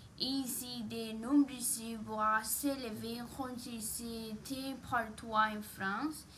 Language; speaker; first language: French; non-native, learner; Spanish